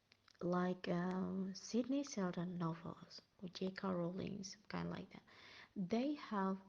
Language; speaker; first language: English; non-native, learner; Indonesian